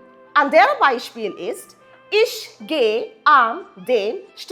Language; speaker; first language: German; non-native, fluent; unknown